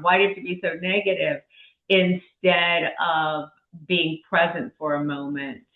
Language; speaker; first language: English; native; English